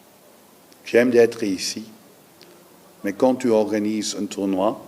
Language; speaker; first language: French; non-native, learner; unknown